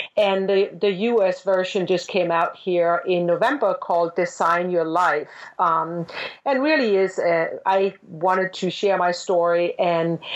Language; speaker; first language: English; non-native, fluent; Danish